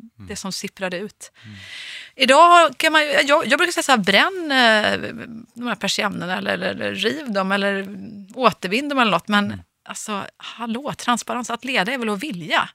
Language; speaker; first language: Swedish; native; Swedish